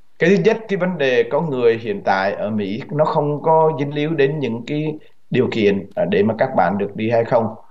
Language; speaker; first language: Vietnamese; native; Vietnamese